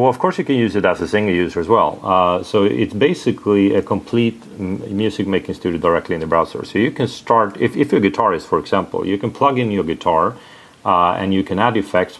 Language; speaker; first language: English; non-native, fluent; Swedish